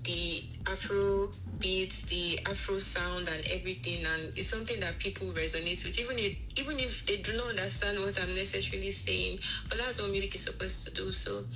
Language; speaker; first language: English; non-native, local second language; Yoruba